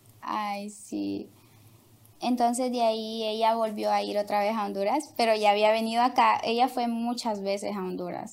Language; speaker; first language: Spanish; native; Spanish